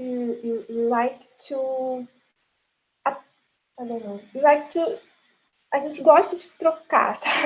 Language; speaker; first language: English; non-native, learner; Portuguese